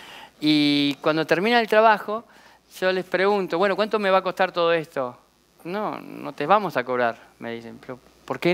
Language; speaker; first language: Spanish; native; Spanish